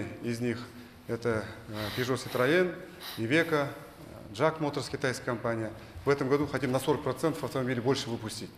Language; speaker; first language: Russian; non-native, local second language; Kazakh